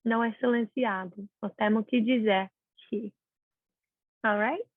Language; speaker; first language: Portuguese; non-native, learner; English